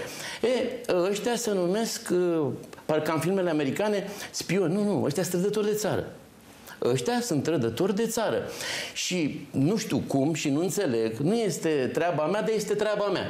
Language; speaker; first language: Romanian; native; Romanian